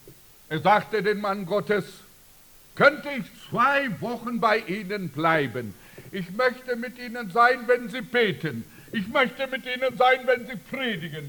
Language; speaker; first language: German; early bilingual, heritage; German